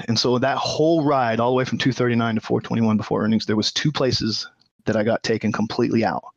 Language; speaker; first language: English; native; English